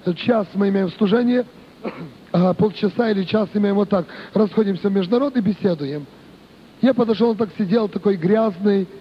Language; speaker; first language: Russian; non-native, local second language; Ukrainian